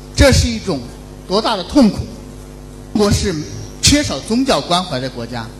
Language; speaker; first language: Chinese; native; Chinese